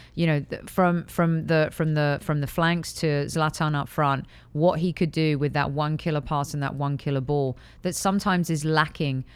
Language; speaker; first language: English; native; English